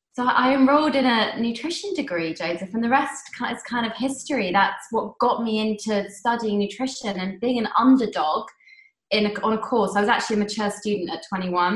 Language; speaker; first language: English; native; English